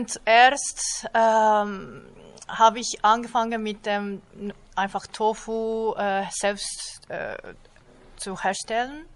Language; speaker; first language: German; non-native, fluent; Japanese